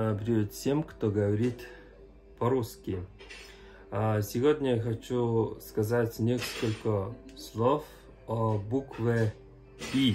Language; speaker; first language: Russian; non-native, learner; Mongolian